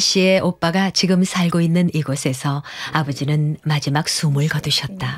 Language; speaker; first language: Korean; native; Korean